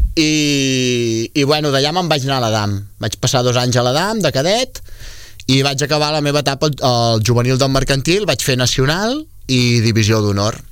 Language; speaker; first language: Catalan; native; Catalan